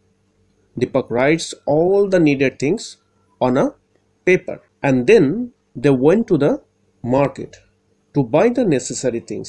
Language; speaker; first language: English; non-native, local second language; Bangla